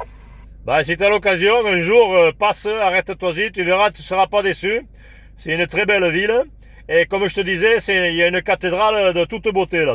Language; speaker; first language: French; native; French